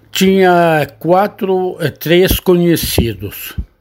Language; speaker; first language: Portuguese; non-native, learner; Arabic